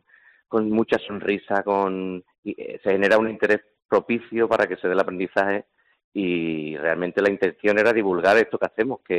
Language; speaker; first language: Spanish; native; Spanish